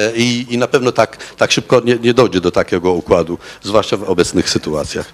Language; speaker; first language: Polish; non-native, fluent; Arabic